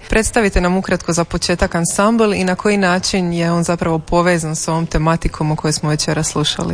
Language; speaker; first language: Croatian; native; Croatian